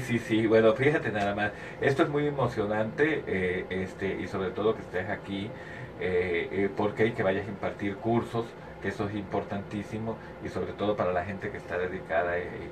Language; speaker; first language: Spanish; native; Spanish